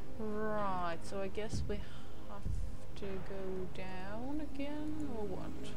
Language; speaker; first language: English; non-native, fluent; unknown